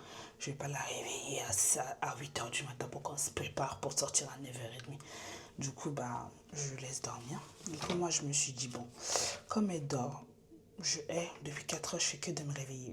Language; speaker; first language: French; native; French